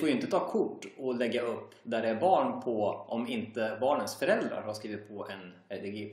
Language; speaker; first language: Swedish; native; Swedish